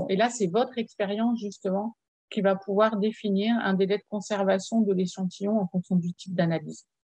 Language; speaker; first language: French; native; French